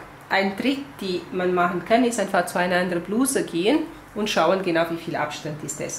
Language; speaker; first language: German; non-native, fluent; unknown